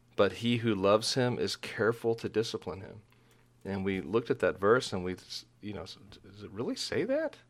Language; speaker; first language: English; native; English